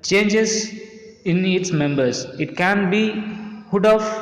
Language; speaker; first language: English; non-native, local second language; Tamil